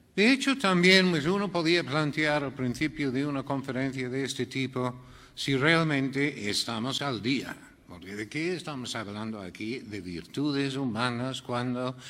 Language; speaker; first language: Spanish; non-native, fluent; English